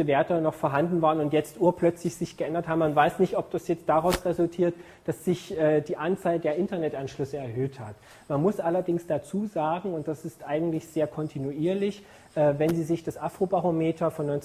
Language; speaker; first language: German; native; German